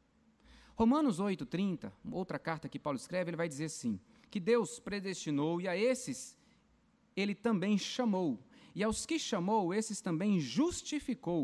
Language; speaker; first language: Portuguese; native; Portuguese